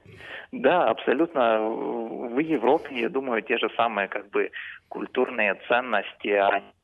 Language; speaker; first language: Russian; non-native, fluent; Lithuanian